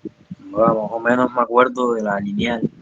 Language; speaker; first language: Spanish; native; Spanish